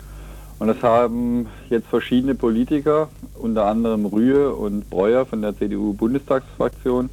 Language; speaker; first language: German; native; German